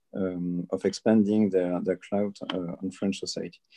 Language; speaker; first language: English; early bilingual, other home language; Spanish